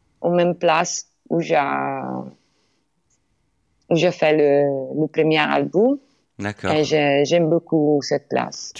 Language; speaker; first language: French; non-native, learner; Italian